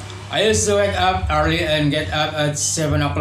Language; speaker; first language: English; non-native, learner; Indonesian